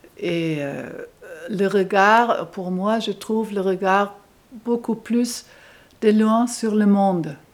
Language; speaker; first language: French; non-native, fluent; German